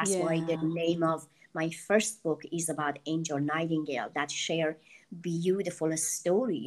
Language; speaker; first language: English; non-native, fluent; Persian